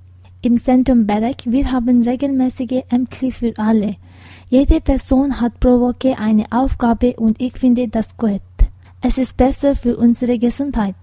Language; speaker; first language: German; non-native, learner; Tibetan